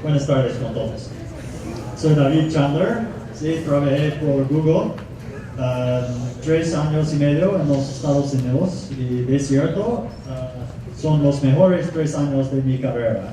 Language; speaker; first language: Spanish; non-native, fluent; English